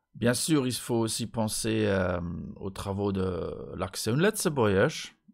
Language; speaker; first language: French; non-native, fluent; Luxembourgish